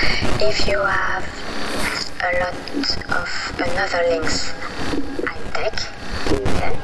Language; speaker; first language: English; non-native, fluent; French